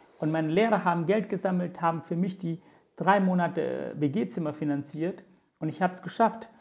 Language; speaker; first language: German; non-native, fluent; Tamil